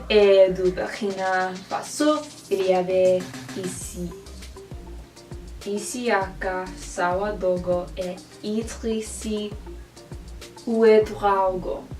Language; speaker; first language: French; non-native, learner; English